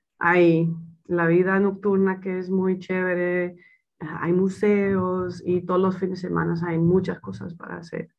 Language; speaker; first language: Spanish; non-native, fluent; Dutch